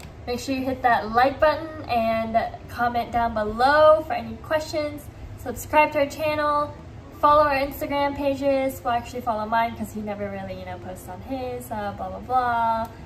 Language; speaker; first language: English; early bilingual, other home language; Japanese